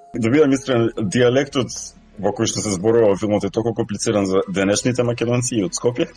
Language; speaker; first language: Macedonian; native; Macedonian